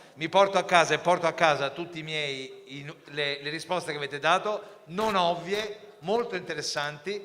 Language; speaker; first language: Italian; native; Italian